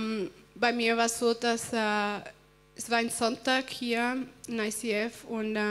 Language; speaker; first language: German; non-native, fluent; Spanish